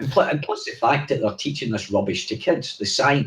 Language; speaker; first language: English; native; English